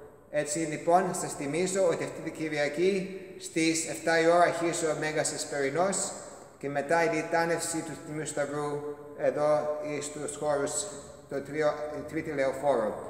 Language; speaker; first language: Greek; early bilingual, heritage; Greek